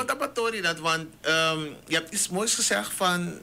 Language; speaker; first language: Dutch; native; Dutch